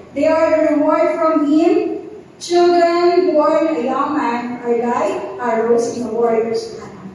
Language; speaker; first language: English; non-native, local second language; Filipino